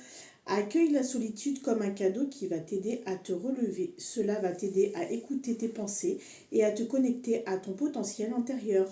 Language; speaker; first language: French; native; French